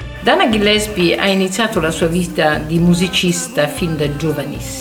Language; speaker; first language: Italian; native; Italian